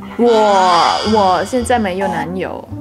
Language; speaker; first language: Chinese; non-native, fluent; Thai